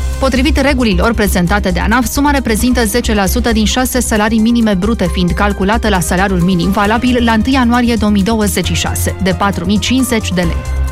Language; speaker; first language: Romanian; native; Romanian